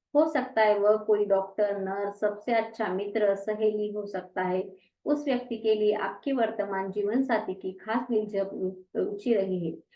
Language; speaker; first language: Hindi; non-native, local second language; Marathi